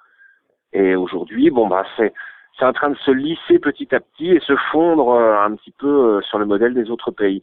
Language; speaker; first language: French; native; French